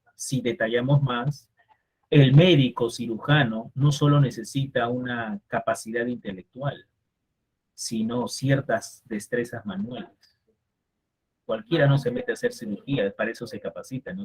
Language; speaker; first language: Spanish; native; Spanish